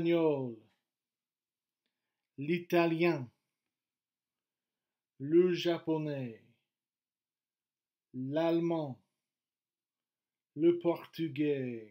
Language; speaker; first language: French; non-native, fluent; English